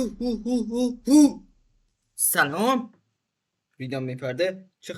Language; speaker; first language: Persian; native; Persian